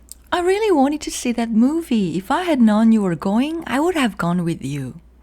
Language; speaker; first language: English; non-native, fluent; Korean